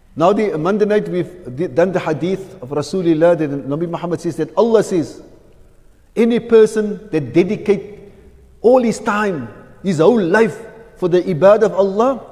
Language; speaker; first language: English; native; English